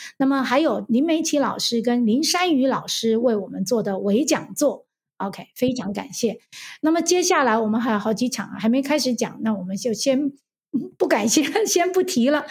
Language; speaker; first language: Chinese; native; Chinese